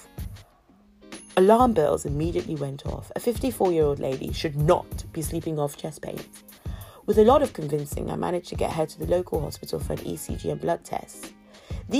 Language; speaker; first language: English; non-native, local second language; Yoruba